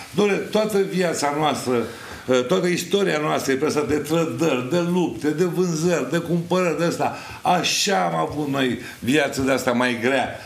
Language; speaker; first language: Romanian; native; Romanian